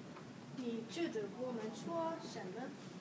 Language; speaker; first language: Chinese; non-native, learner; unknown